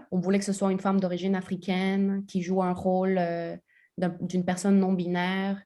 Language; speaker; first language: French; native; French